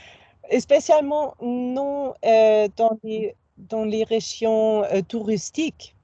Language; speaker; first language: French; non-native, fluent; German